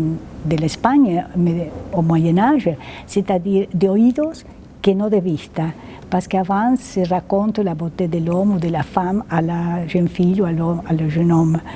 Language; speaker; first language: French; non-native, fluent; Spanish